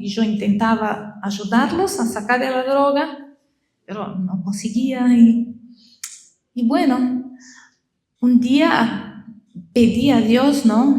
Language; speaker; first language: Spanish; non-native, learner; Portuguese